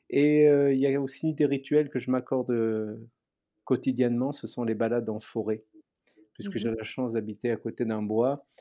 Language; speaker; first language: French; native; French